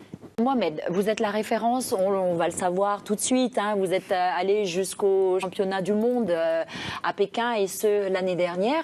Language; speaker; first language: French; native; French